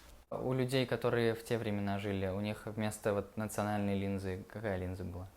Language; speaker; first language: Russian; native; Russian